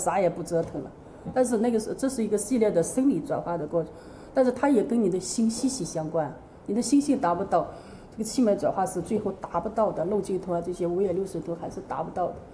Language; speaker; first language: Chinese; native; Chinese